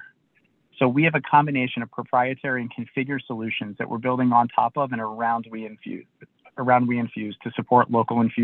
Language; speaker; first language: English; native; English